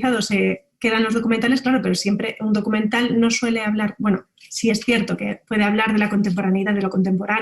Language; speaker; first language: Spanish; native; Spanish